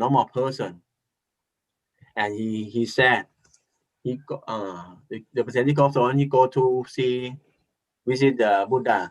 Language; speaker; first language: English; non-native, learner; Thai